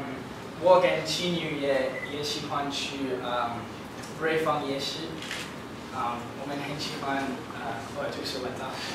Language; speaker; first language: Chinese; non-native, learner; English